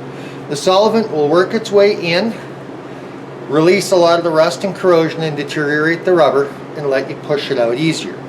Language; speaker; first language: English; native; English